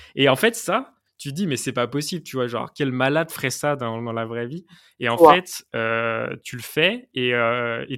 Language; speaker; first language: French; native; French